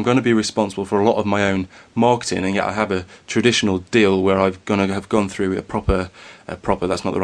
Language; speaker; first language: English; native; English